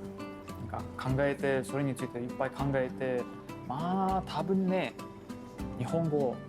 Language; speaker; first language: Japanese; non-native, fluent; Kazakh